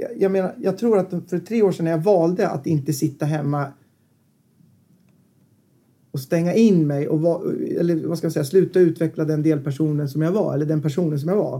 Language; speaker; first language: Swedish; native; Swedish